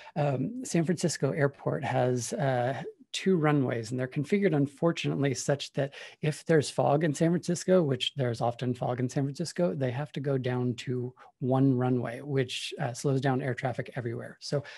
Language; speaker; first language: English; native; English